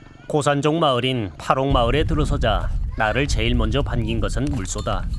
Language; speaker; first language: Korean; native; Korean